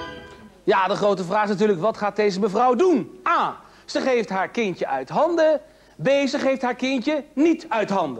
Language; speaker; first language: Dutch; native; Dutch